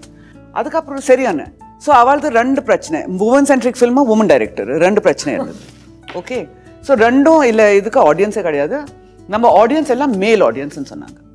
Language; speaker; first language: Tamil; early bilingual, heritage; Tamil